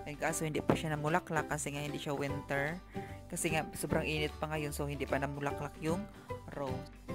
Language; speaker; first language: Filipino; non-native, local second language; Cebuano